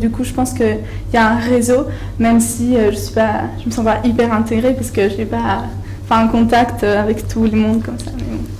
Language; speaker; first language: French; non-native, fluent; Spanish